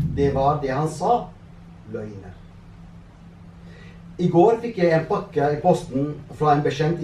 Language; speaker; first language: Norwegian; non-native, fluent; Arabic